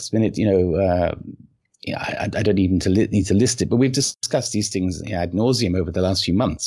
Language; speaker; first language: English; native; English